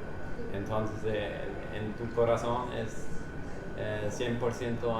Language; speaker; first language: Spanish; non-native, fluent; English